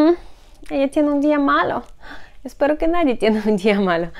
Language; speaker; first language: Spanish; non-native, fluent; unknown